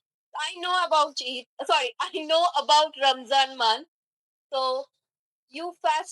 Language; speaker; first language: English; non-native, learner; Bangla